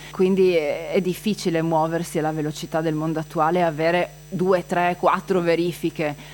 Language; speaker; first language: Italian; native; Italian